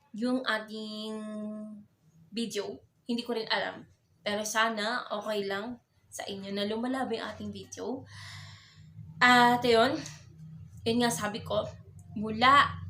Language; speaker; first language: Filipino; native; Filipino